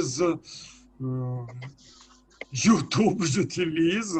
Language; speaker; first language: French; non-native, fluent; Lithuanian